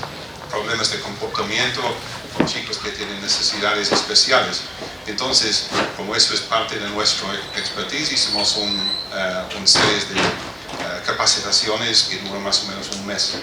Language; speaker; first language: Spanish; non-native, fluent; English